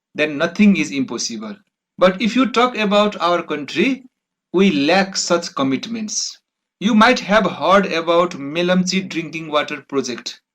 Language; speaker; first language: English; non-native, local second language; Nepali